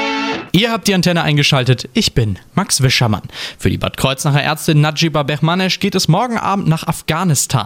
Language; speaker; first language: German; native; German